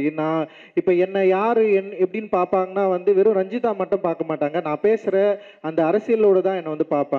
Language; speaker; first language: Tamil; native; Tamil